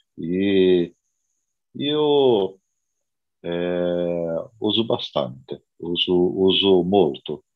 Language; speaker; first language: Italian; non-native, learner; Portuguese